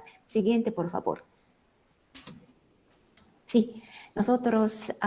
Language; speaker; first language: Spanish; non-native, fluent; Japanese